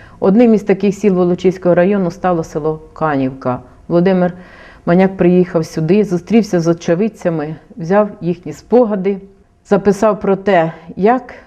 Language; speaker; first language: Ukrainian; native; Ukrainian